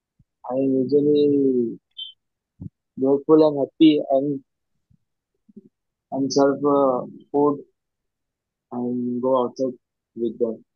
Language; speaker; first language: English; non-native, learner; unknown